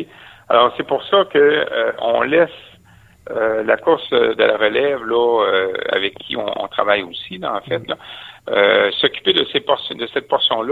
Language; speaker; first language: French; native; French